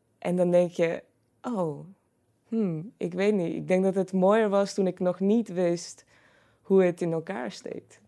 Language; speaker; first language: Dutch; non-native, fluent; Croatian